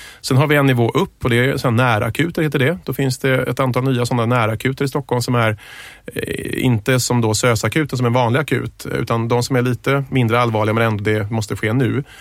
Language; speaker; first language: Swedish; native; Swedish